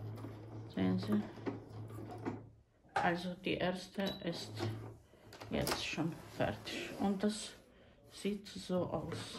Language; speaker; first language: German; non-native, learner; Croatian